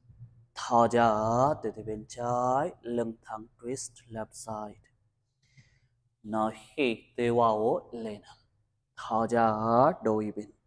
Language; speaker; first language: Vietnamese; non-native, learner; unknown